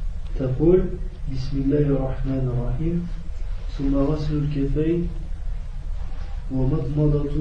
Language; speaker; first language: Arabic; non-native, learner; French